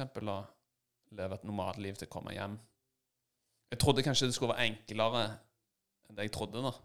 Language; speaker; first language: Norwegian; native; Norwegian